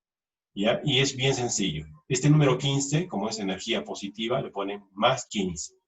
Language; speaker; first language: Spanish; native; Spanish